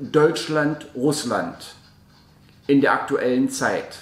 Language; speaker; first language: German; native; German